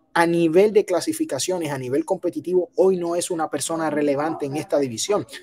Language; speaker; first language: Spanish; native; Spanish